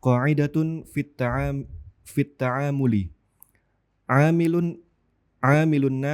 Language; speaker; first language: Arabic; non-native, learner; Indonesian